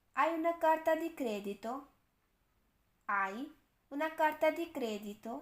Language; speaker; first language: Italian; non-native, fluent; Urdu